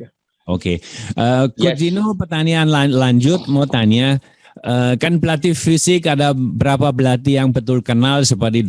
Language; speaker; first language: Indonesian; non-native, learner; German